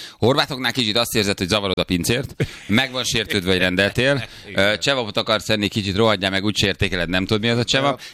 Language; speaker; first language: Hungarian; native; Hungarian